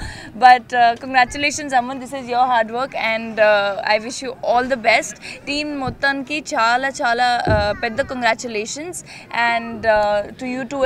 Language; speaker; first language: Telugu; non-native, local second language; Punjabi